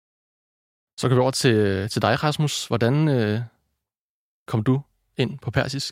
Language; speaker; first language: Danish; native; Danish